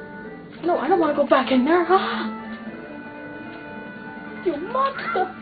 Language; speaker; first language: English; native; English